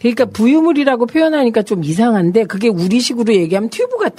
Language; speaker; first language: Korean; native; Korean